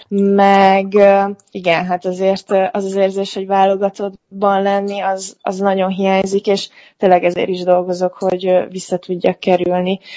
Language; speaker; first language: Hungarian; native; Hungarian